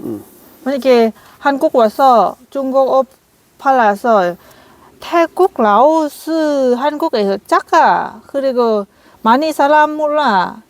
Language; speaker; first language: Korean; non-native, learner; Lao